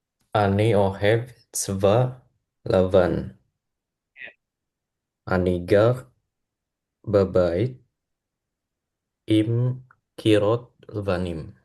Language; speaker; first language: Hebrew; non-native, learner; Indonesian